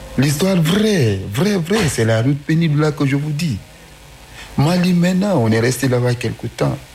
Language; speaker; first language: French; non-native, local second language; Susu